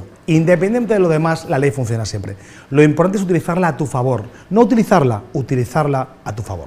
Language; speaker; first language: Spanish; native; Spanish